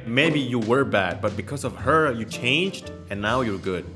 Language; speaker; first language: English; non-native, fluent; Indonesian